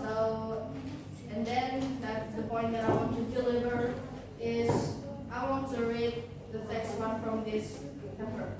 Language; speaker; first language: English; non-native, learner; Indonesian